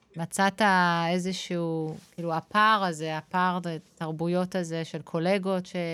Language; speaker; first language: Hebrew; native; Hebrew